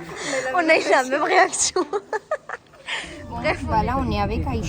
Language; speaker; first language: French; native; French